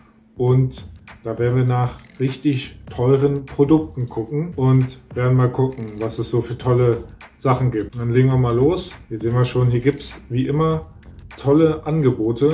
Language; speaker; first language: German; native; German